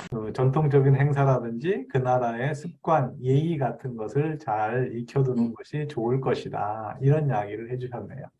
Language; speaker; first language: Korean; native; Korean